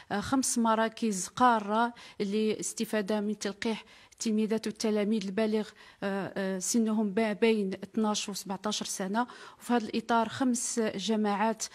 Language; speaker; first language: Arabic; native; Arabic